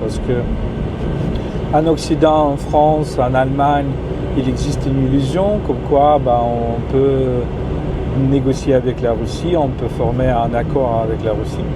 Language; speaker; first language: French; non-native, fluent; Ukrainian